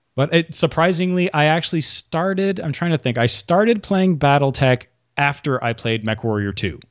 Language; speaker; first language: English; native; English